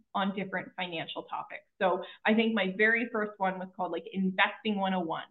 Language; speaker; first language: English; native; English